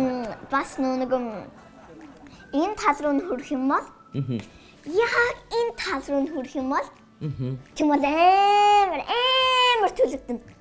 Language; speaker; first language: Mongolian; early bilingual, heritage; Mongolian